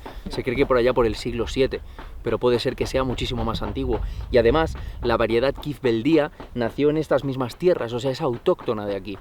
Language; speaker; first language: Spanish; native; Spanish